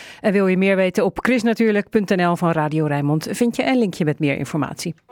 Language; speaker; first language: Dutch; native; Dutch